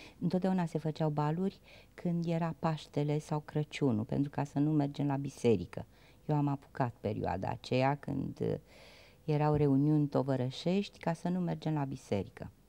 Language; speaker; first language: Romanian; native; Romanian